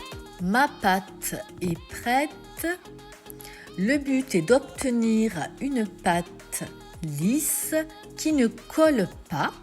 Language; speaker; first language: French; native; French